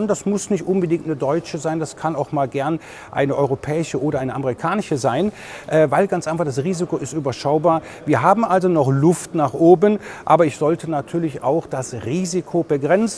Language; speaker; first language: German; native; German